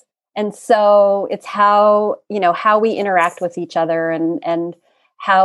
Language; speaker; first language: English; native; English